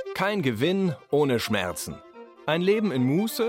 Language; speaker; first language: German; native; German